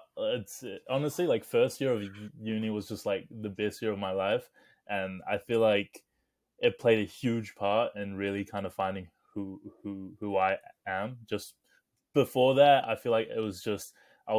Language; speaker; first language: English; native; English